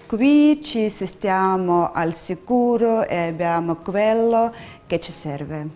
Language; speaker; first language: Italian; non-native, learner; Ukrainian